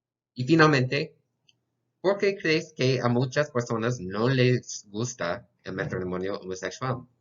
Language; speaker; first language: Spanish; non-native, learner; English